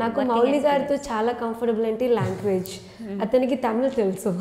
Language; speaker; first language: Telugu; non-native, learner; Malayalam